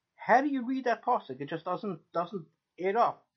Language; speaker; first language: English; native; English